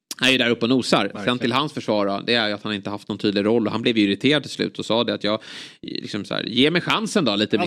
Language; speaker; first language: Swedish; native; Swedish